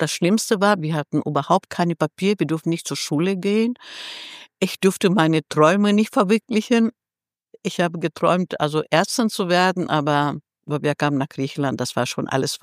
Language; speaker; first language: German; non-native, fluent; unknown